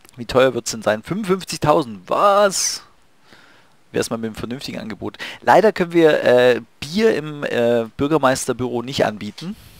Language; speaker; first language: German; native; German